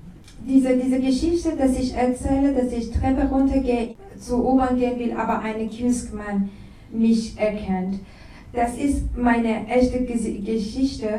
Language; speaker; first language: German; non-native, learner; Persian